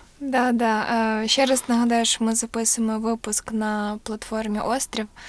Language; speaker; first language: Ukrainian; native; Ukrainian